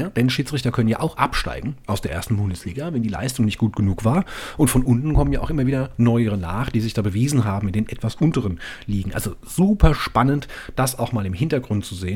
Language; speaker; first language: German; native; German